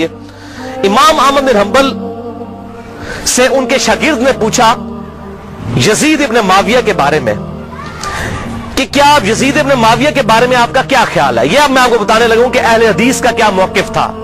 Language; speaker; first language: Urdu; non-native, local second language; Punjabi